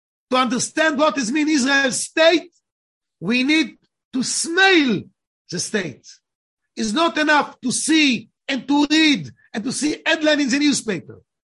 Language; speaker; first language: English; non-native, fluent; Hebrew